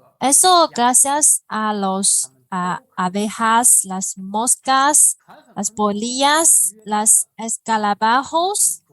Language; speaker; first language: Spanish; non-native, fluent; Chinese